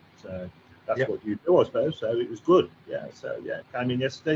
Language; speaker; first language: English; native; English